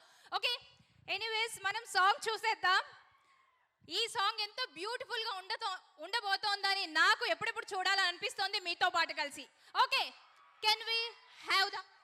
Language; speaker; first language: Telugu; native; Telugu